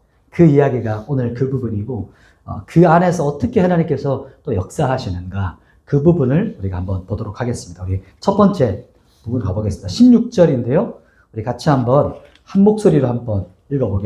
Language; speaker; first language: Korean; native; Korean